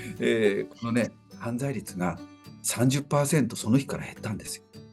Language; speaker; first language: Japanese; native; Japanese